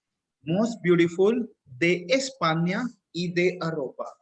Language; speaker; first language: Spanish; non-native, fluent; Hindi